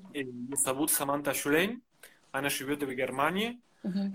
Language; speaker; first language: Russian; non-native, fluent; Spanish